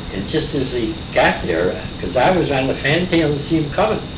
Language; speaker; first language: English; native; English